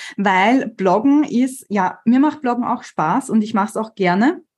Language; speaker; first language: German; native; German